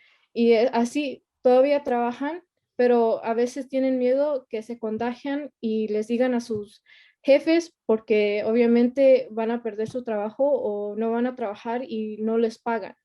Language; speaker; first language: Spanish; early bilingual, heritage; Spanish